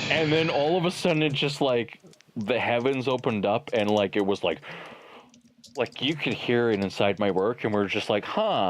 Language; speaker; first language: English; native; English